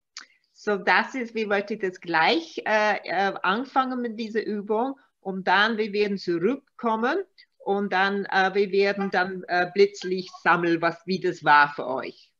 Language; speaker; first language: German; non-native, learner; Maltese